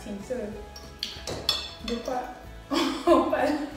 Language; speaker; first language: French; non-native, learner; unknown